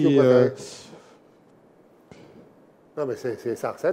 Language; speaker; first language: French; native; French